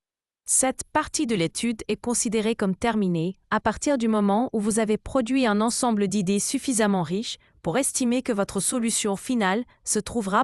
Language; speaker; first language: French; native; French